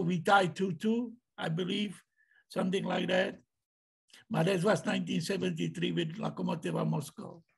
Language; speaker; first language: English; non-native, learner; Czech